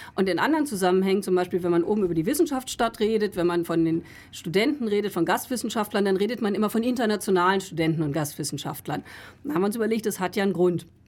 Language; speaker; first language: German; native; German